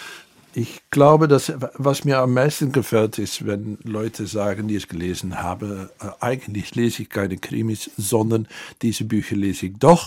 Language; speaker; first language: German; non-native, fluent; Dutch